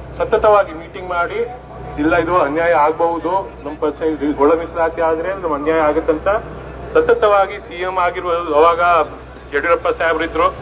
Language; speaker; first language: Kannada; non-native, local second language; Lambadi